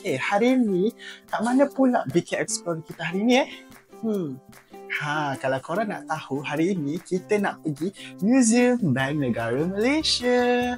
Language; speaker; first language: Malay; native; Malay